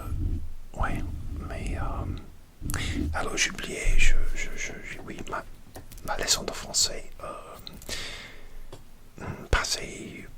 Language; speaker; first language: French; non-native, learner; English